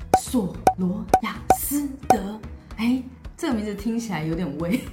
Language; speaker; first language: Chinese; native; Chinese